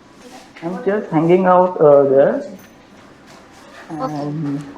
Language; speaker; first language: English; non-native, learner; Hindi